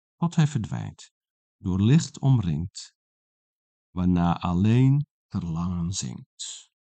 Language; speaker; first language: Dutch; non-native, local second language; Western Frisian